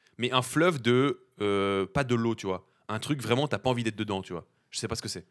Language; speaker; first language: French; native; French